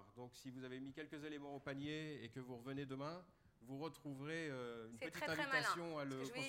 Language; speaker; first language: French; native; French